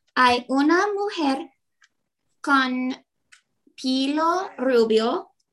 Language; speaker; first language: Spanish; non-native, learner; English